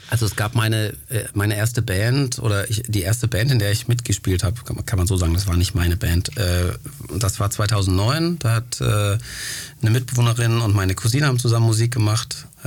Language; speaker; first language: German; early bilingual, other home language; Greek